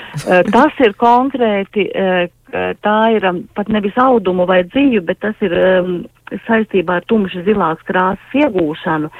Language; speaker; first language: Latvian; native; Latvian